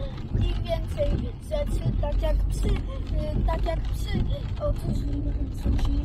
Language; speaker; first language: Polish; early bilingual, heritage; Polish